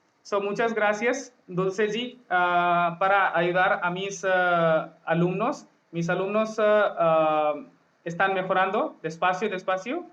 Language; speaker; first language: Spanish; non-native, learner; Hindi